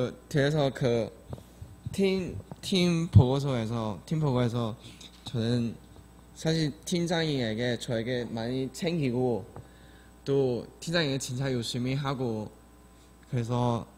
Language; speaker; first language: Korean; non-native, learner; Chinese